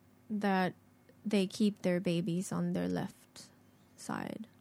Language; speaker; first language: English; non-native, fluent; Japanese